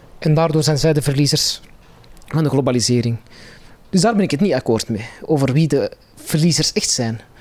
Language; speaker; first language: Dutch; non-native, local second language; Arabic